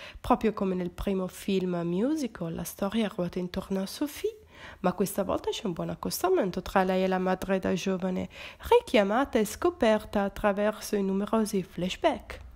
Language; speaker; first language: Italian; native; Italian